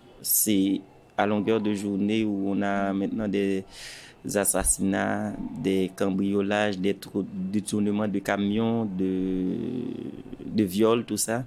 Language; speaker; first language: French; non-native, local second language; Haitian Creole